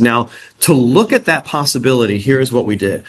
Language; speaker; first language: English; native; English